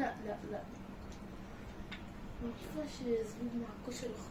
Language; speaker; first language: Arabic; native; Arabic